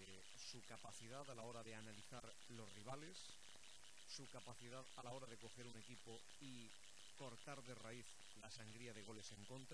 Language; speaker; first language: Spanish; native; Spanish